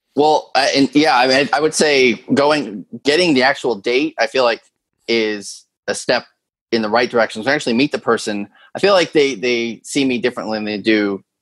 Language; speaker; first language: English; native; English